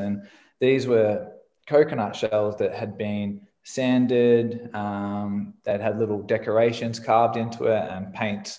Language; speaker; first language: English; native; English